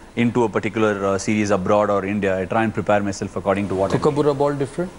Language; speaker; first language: English; non-native, local second language; Tamil